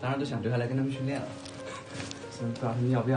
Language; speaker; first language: Chinese; native; Chinese